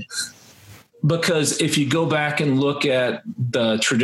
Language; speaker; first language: English; native; English